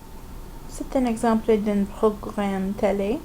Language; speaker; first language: French; non-native, fluent; English